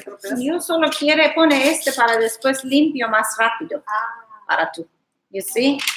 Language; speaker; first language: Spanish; non-native, learner; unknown